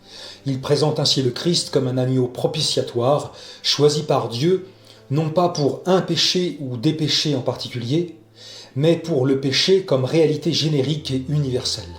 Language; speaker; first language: French; native; French